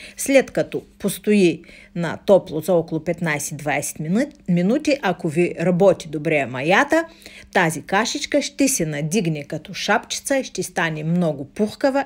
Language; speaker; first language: Bulgarian; non-native, fluent; Russian